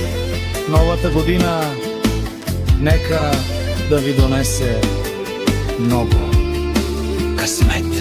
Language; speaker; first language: Bulgarian; non-native, local second language; Romany